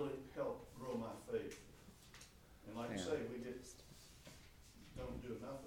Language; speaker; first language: English; native; English